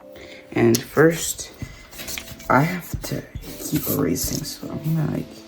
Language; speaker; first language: English; native; English